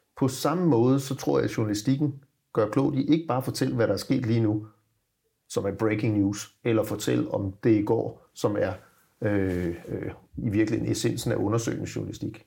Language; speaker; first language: Danish; native; Danish